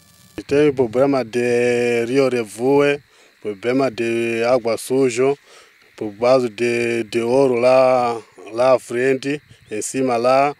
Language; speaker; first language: Portuguese; non-native, local second language; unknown